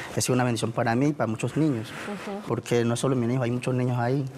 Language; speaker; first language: Spanish; native; Spanish